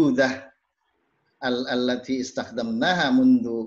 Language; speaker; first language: Arabic; non-native, fluent; Indonesian